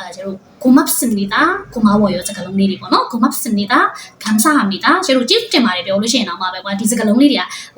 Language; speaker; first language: Burmese; native; Burmese